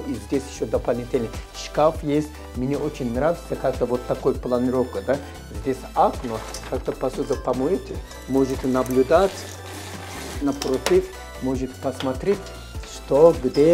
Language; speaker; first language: Russian; non-native, fluent; Turkish